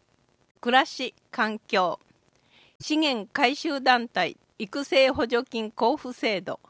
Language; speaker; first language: Japanese; native; Japanese